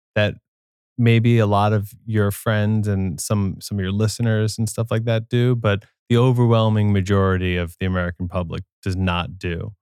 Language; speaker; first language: English; native; English